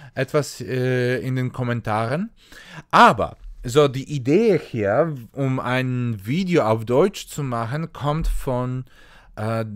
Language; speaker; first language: German; non-native, fluent; Polish